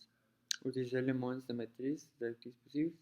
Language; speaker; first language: French; non-native, learner; Spanish